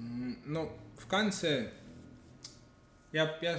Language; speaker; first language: Russian; non-native, fluent; English